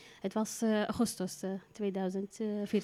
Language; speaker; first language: Dutch; non-native, learner; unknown